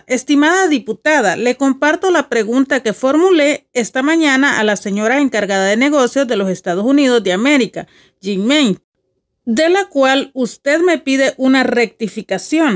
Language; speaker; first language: Spanish; native; Spanish